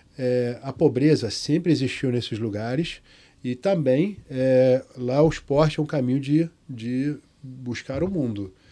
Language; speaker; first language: Portuguese; non-native, fluent; Arabic